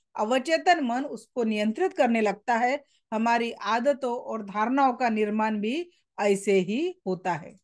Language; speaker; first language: Hindi; non-native, local second language; Marathi